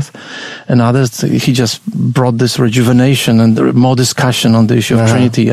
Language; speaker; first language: English; non-native, fluent; Polish